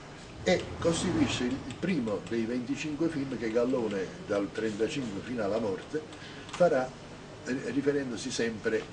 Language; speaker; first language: Italian; native; Italian